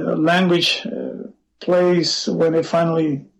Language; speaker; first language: English; non-native, fluent; Portuguese